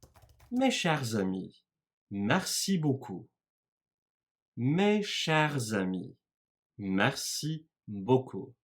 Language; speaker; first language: French; non-native, fluent; Turkish